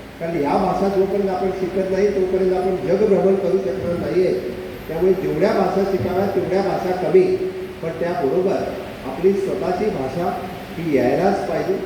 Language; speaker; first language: Marathi; non-native, local second language; Konkani